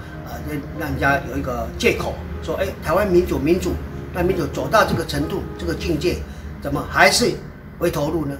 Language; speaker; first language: Chinese; native; Chinese